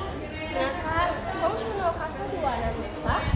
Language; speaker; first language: Japanese; non-native, learner; Indonesian